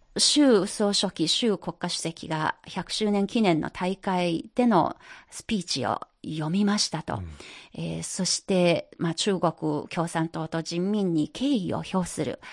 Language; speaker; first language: Japanese; non-native, fluent; Chinese